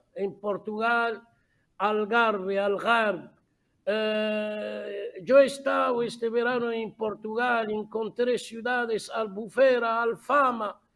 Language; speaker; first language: Spanish; non-native, fluent; Arabic